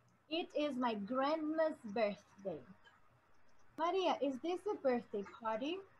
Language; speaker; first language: English; non-native, fluent; Portuguese